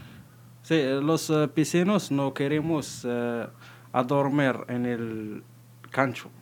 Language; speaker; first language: Spanish; non-native, learner; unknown